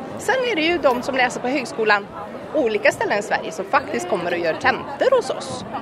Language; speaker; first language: Swedish; native; Swedish